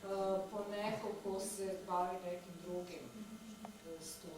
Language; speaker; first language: Bosnian; native; Bosnian